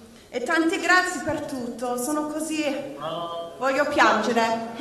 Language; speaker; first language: Italian; non-native, learner; English